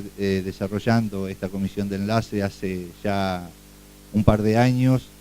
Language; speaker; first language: Spanish; native; Spanish